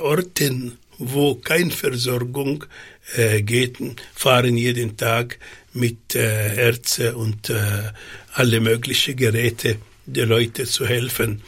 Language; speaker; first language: German; non-native, fluent; Arabic